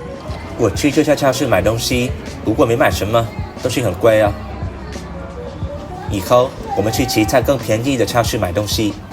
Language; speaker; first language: Chinese; non-native, learner; Vietnamese